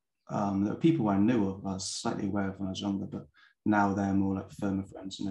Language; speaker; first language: English; native; English